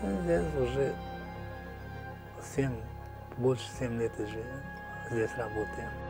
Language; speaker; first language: Russian; non-native, learner; Uzbek